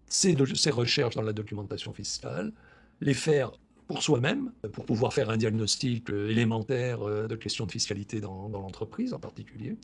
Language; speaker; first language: French; native; French